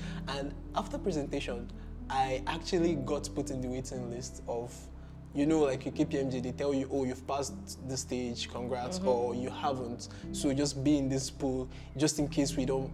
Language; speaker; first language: English; non-native, local second language; Igbo